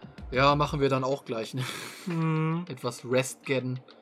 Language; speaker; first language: German; native; German